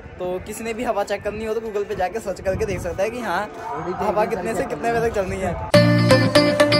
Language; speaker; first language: Hindi; non-native, local second language; Punjabi